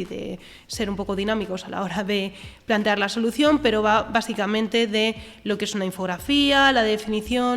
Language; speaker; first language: Spanish; native; Spanish